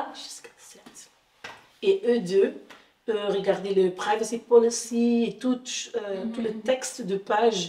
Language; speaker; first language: French; non-native, fluent; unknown